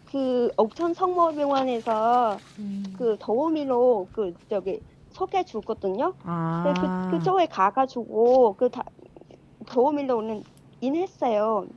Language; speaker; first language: Korean; non-native, fluent; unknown